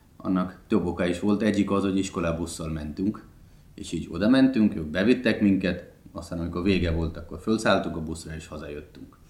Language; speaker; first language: Hungarian; non-native, fluent; Hindi